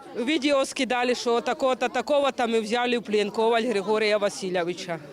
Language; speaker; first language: Ukrainian; native; Ukrainian